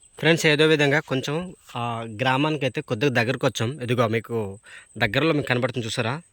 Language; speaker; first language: Telugu; native; Telugu